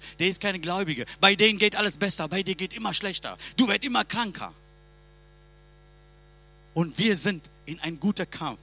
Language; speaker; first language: German; non-native, learner; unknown